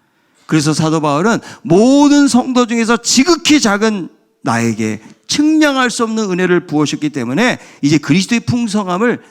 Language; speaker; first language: Korean; native; Korean